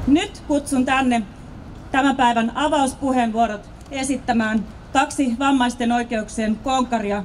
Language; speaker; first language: Finnish; native; Finnish